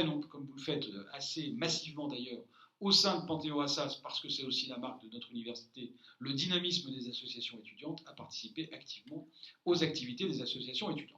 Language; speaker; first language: French; native; French